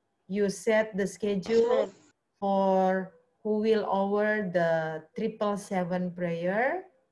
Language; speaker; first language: English; non-native, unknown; Indonesian